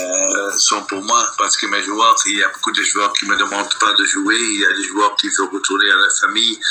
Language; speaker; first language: French; non-native, local second language; Dutch